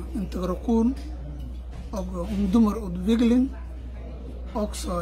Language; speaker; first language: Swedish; non-native, learner; Somali